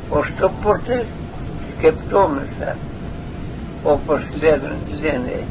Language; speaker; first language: Greek; non-native, learner; Russian